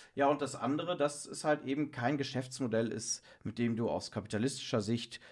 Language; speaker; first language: German; native; German